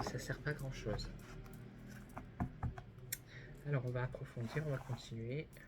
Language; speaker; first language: French; native; French